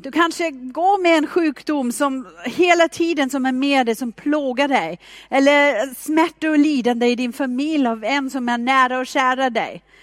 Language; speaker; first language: Swedish; non-native, fluent; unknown